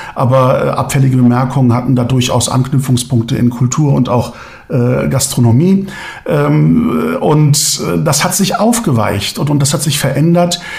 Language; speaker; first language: German; non-native, local second language; Turkish